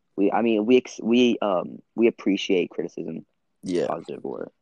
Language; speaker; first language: English; early bilingual, other home language; Italian